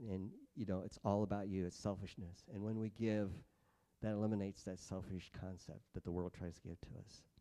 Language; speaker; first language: English; native; English